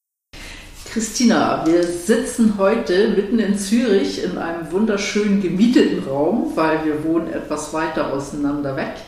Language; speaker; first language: German; native; German